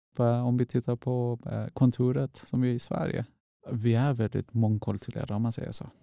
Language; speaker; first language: Swedish; non-native, fluent; Persian